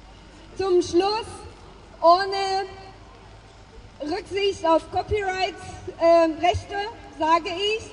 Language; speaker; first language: German; non-native, fluent; Persian